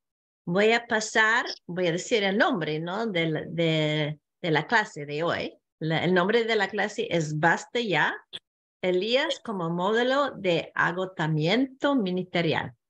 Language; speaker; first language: Spanish; non-native, fluent; English